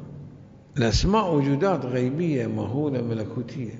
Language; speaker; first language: Arabic; native; Arabic